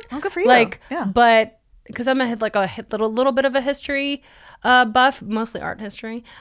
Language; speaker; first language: English; early bilingual, other home language; Spanish